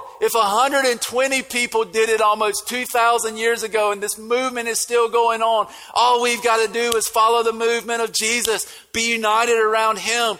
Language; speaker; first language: English; native; English